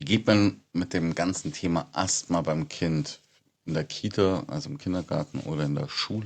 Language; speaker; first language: German; native; German